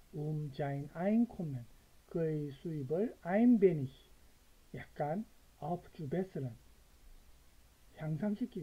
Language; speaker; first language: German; non-native, fluent; Korean